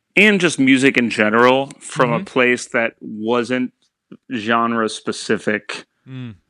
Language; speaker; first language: English; native; English